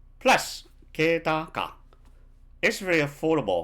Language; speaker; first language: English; non-native, fluent; Korean